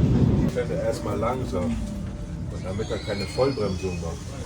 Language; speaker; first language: German; non-native, learner; Hindi